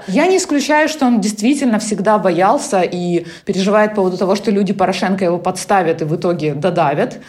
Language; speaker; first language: Russian; non-native, local second language; Ukrainian